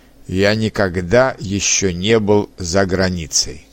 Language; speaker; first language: Russian; non-native, learner; Czech